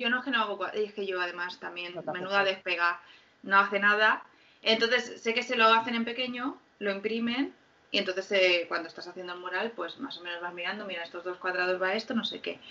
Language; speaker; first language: Spanish; native; Spanish